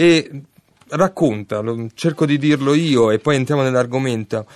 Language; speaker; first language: Italian; native; Italian